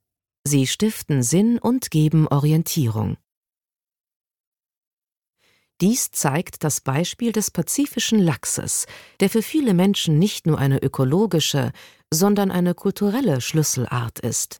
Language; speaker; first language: German; native; German